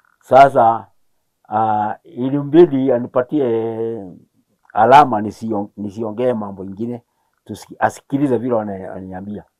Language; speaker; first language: Swahili; non-native, local second language; Kikuyu